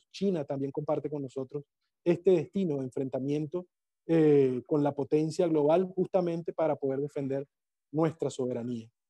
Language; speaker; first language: Spanish; native; Spanish